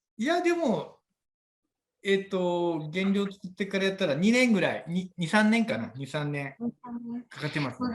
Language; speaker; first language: Japanese; native; Japanese